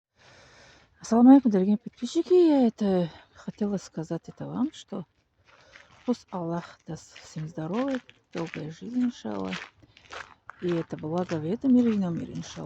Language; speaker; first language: Russian; non-native, learner; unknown